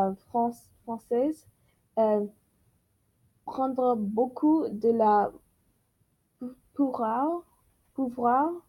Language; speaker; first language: French; non-native, learner; English